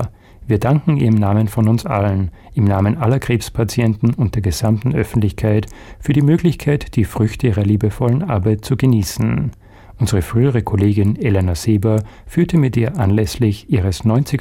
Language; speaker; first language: German; native; German